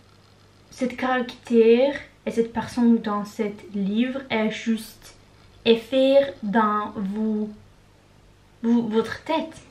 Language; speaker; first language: French; non-native, learner; Norwegian